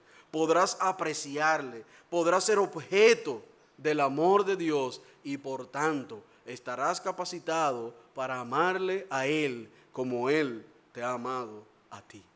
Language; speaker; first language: Spanish; native; Spanish